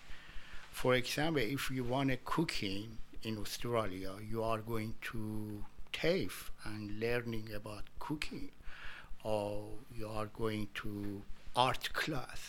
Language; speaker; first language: English; non-native, learner; Persian